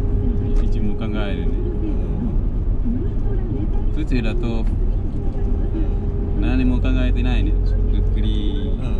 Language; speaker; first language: Japanese; non-native, learner; Vietnamese